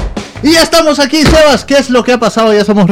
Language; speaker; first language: Spanish; native; Spanish